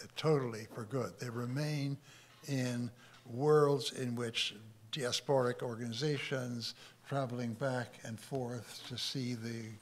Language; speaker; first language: English; native; English